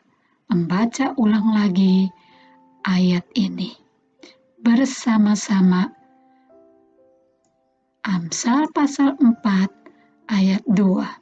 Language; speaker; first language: Indonesian; native; Indonesian